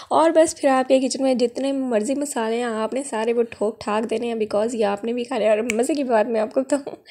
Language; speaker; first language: Urdu; non-native, local second language; Punjabi